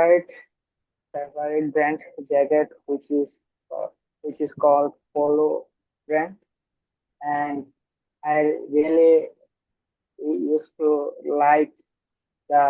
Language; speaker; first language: English; non-native, learner; Bangla